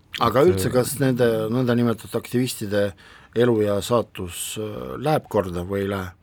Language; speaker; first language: Estonian; non-native, local second language; Russian